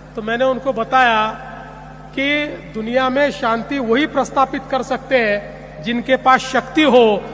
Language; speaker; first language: Hindi; non-native, local second language; Marathi